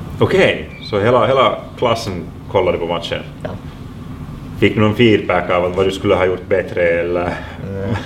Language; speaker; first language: Swedish; non-native, local second language; Finnish